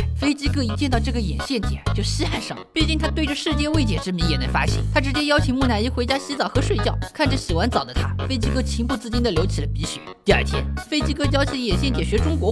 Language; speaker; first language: Chinese; native; Chinese